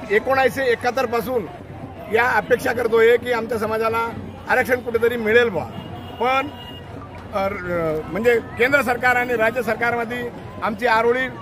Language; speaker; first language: Marathi; non-native, local second language; Lambadi